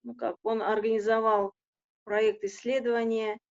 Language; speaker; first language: Russian; non-native, local second language; Kazakh